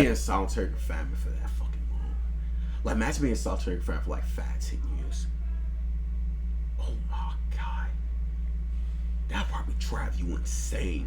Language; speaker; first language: English; native; English